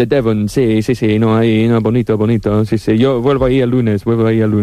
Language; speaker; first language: Spanish; non-native, fluent; English